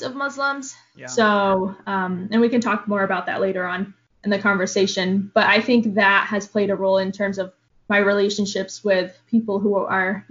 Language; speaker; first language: English; early bilingual, other home language; Arabic